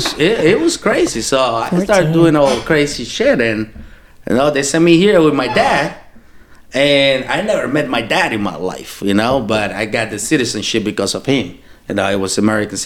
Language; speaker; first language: English; non-native, fluent; Spanish